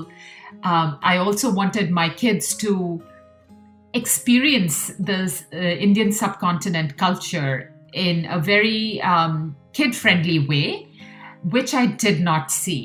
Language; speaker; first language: English; non-native, local second language; Hindi